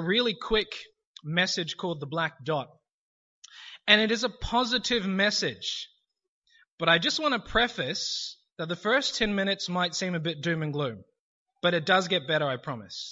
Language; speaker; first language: English; native; English